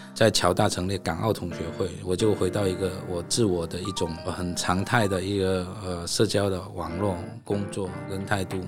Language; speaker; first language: Chinese; non-native, fluent; Cantonese